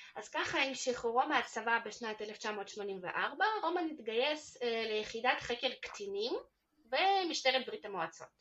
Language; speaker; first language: Hebrew; early bilingual, other home language; Russian